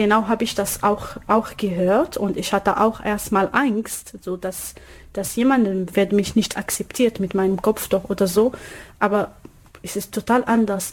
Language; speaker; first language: German; non-native, learner; Arabic